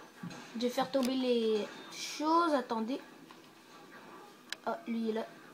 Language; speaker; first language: French; native; French